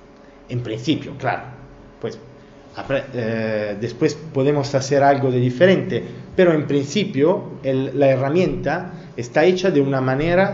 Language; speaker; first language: Spanish; non-native, learner; Italian